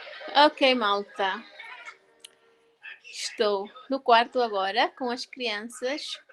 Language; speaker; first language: Portuguese; non-native, local second language; Tetum